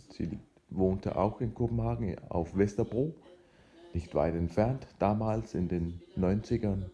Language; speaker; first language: German; non-native, fluent; Danish